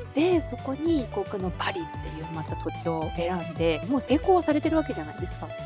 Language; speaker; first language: Japanese; native; Japanese